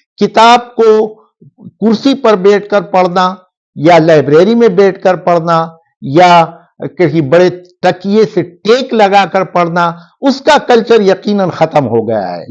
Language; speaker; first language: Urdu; non-native, local second language; Pashto